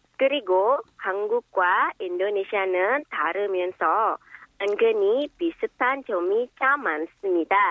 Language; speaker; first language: Korean; non-native, fluent; Indonesian